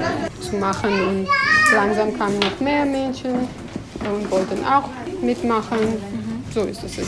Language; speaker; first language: German; non-native, fluent; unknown